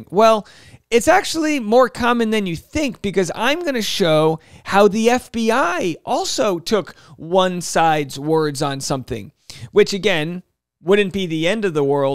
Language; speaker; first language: English; native; English